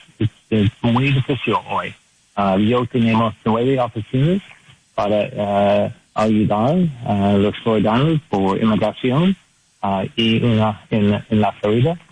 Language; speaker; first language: Spanish; non-native, learner; English